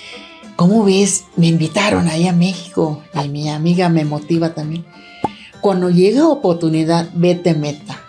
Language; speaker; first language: Spanish; non-native, learner; Thai